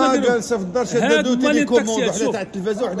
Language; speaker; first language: Arabic; native; Arabic